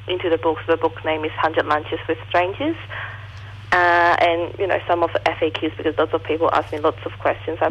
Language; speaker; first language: English; non-native, local second language; Cantonese